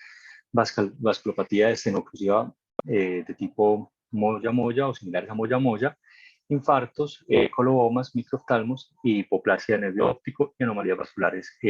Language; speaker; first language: Spanish; native; Spanish